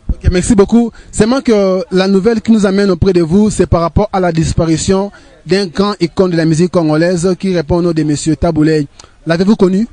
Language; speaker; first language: French; non-native, local second language; Lingala